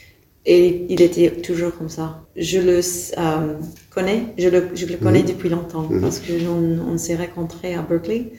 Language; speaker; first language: French; non-native, fluent; English